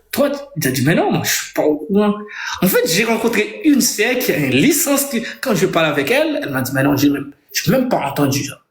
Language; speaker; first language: French; non-native, local second language; Haitian Creole